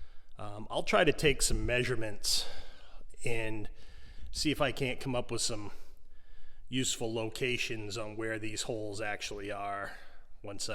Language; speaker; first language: English; native; English